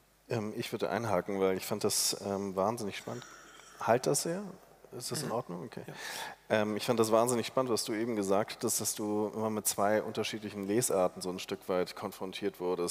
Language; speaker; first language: German; native; German